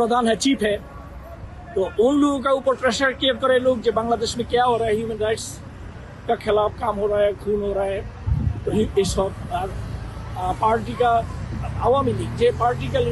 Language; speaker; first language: Hindi; non-native, learner; Bangla